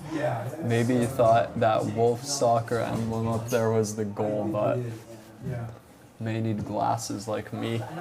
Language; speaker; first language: English; native; English